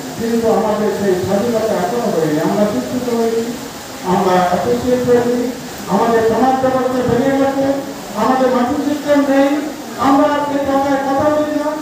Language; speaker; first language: Bangla; non-native, local second language; Santali